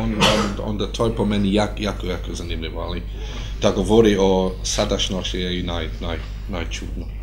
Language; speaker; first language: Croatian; non-native, fluent; English